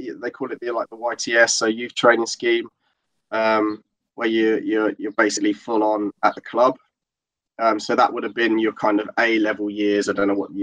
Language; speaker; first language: English; native; English